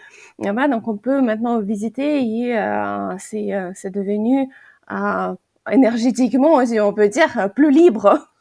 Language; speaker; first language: French; non-native, fluent; Ukrainian